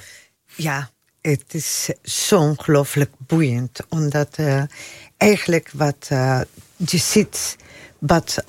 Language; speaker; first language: Dutch; non-native, fluent; Spanish